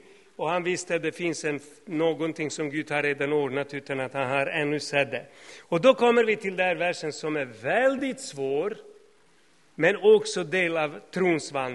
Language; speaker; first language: Swedish; non-native, fluent; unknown